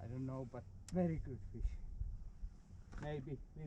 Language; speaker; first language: English; non-native, learner; Finnish